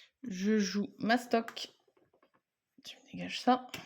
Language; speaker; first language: French; native; French